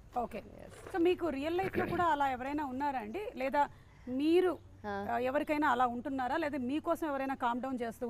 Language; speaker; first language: Telugu; native; Telugu